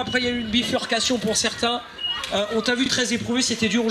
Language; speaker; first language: French; native; French